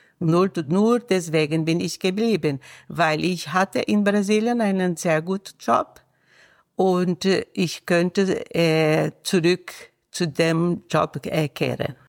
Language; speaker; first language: German; non-native, fluent; Portuguese